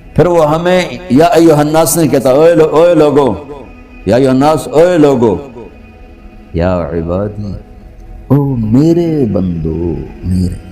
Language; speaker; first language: Urdu; non-native, local second language; Punjabi